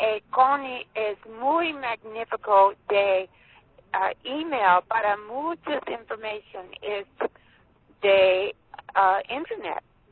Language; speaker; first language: Spanish; non-native, learner; English